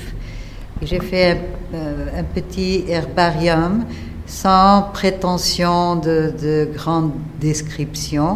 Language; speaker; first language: French; non-native, fluent; Portuguese